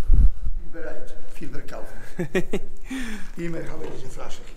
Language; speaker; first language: German; non-native, learner; Polish